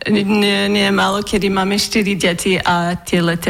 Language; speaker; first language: Slovak; non-native, learner; English